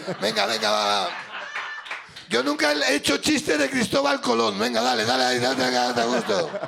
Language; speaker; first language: Spanish; native; Spanish